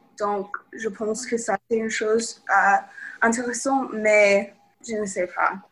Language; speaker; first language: French; non-native, learner; English